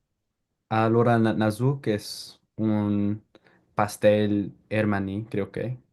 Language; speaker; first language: Spanish; non-native, learner; English